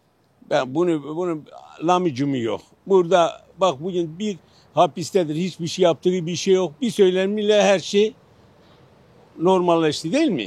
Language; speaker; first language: Turkish; non-native, local second language; Kurdish